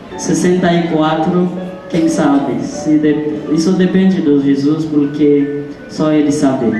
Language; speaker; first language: Portuguese; non-native, fluent; Haitian Creole